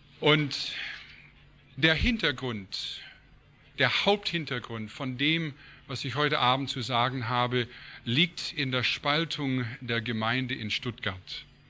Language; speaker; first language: German; non-native, fluent; English